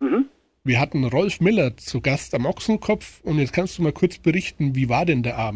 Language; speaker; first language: German; native; German